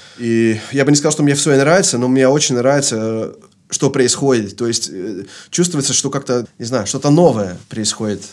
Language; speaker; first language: Russian; non-native, fluent; Dutch